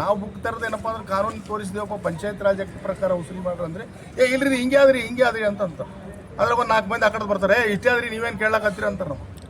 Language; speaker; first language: Kannada; native; Kannada